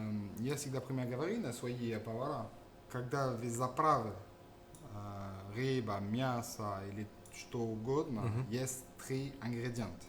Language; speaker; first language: Russian; non-native, fluent; French